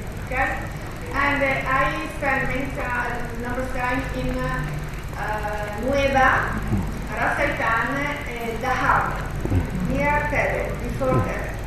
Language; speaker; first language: English; non-native, learner; Italian